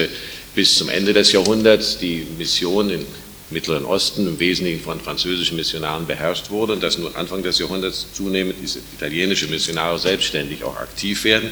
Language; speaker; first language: German; native; German